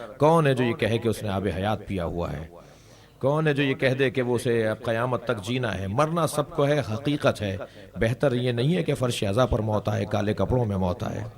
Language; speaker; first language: Urdu; native; Urdu